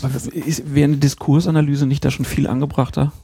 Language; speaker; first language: German; native; German